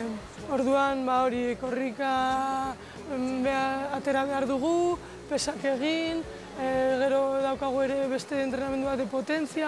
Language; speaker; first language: Basque; non-native, local second language; Spanish